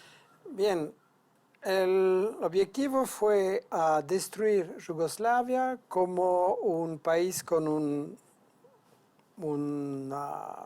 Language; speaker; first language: Spanish; non-native, fluent; French